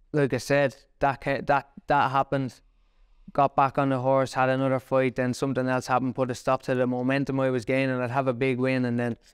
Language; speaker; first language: English; native; English